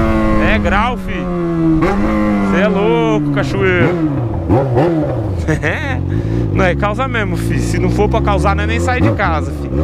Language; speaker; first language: Portuguese; native; Portuguese